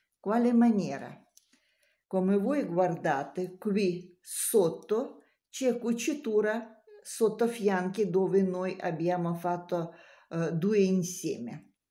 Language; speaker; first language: Italian; non-native, learner; Russian